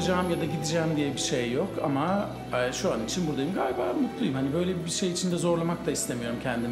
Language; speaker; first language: Turkish; native; Turkish